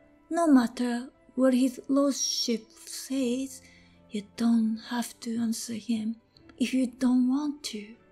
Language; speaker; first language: English; non-native, fluent; Japanese